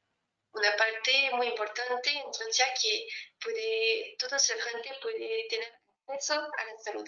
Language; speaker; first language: Spanish; non-native, fluent; French